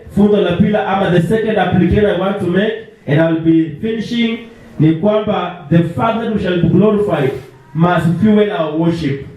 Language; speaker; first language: English; non-native, local second language; Swahili